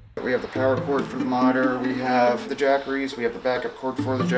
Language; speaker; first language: English; native; English